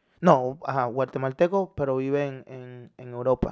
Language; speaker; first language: Spanish; early bilingual, heritage; Spanish